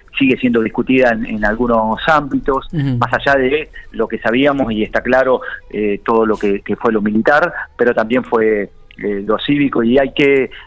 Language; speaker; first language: Spanish; native; Spanish